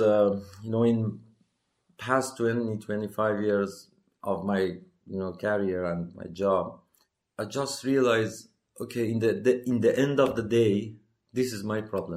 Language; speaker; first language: English; non-native, learner; Persian